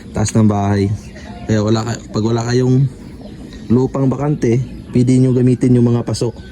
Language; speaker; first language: Filipino; native; Filipino